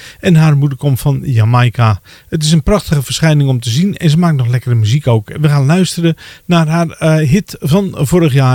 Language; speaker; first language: Dutch; native; Dutch